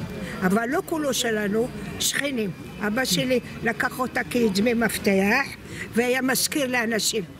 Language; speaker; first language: Hebrew; non-native, fluent; Arabic